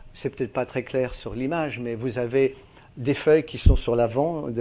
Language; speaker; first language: French; native; French